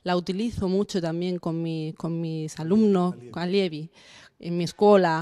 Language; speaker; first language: Italian; non-native, learner; Spanish